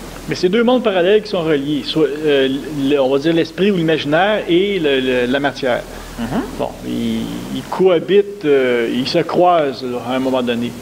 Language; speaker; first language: French; native; French